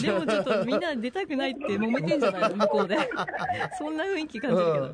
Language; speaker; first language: Japanese; native; Japanese